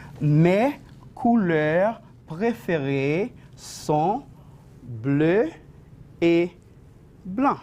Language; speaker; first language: French; non-native, fluent; Spanish